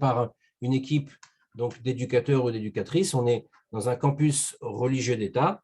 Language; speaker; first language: French; native; French